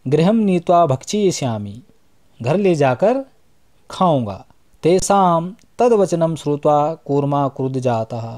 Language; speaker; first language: Hindi; native; Hindi